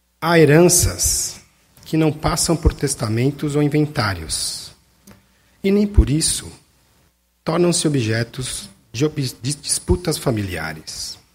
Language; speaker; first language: Portuguese; native; Portuguese